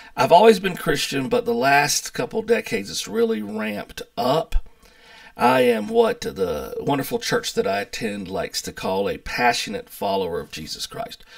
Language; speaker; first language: English; native; English